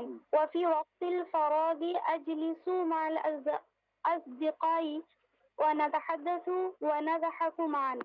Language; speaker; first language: Arabic; non-native, learner; Bangla